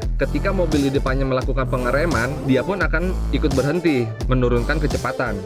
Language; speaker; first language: Indonesian; native; Indonesian